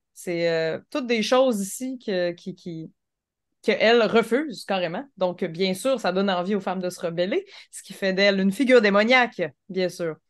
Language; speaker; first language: French; native; French